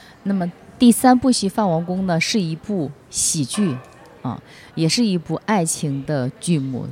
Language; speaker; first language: French; non-native, learner; Chinese